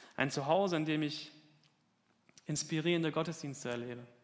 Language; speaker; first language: German; native; German